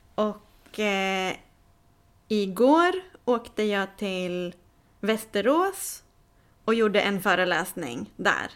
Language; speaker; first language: Swedish; native; Swedish